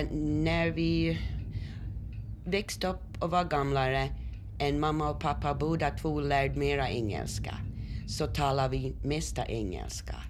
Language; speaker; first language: Swedish; early bilingual, heritage; Swedish